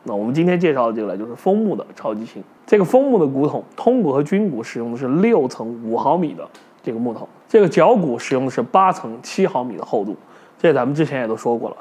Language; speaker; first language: Chinese; native; Chinese